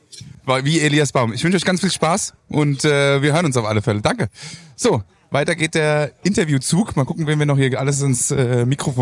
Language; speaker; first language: German; native; German